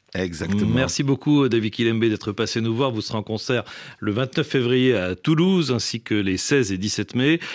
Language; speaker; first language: French; native; French